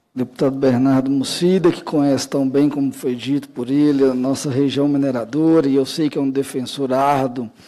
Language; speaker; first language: Portuguese; native; Portuguese